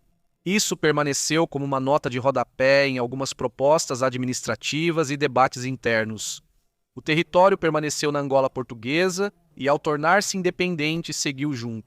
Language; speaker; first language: Portuguese; native; Portuguese